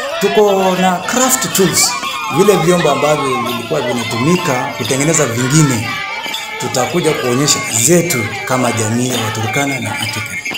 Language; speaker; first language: Swahili; non-native, local second language; Turkmen